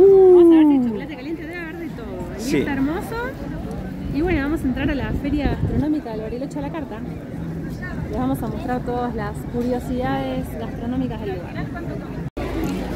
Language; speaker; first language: Spanish; native; Spanish